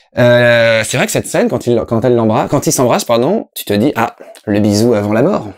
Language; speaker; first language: French; native; French